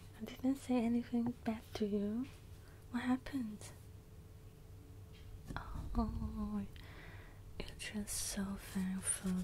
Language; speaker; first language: English; non-native, learner; Cantonese